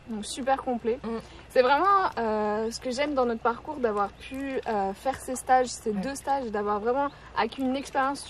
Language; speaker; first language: French; native; French